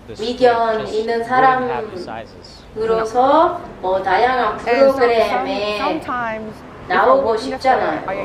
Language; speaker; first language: Korean; non-native, learner; Italian